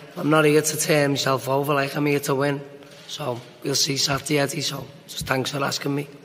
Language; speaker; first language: English; native; English